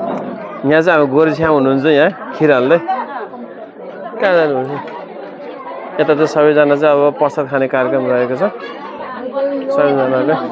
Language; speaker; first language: Nepali; non-native, local second language; Eastern Tamang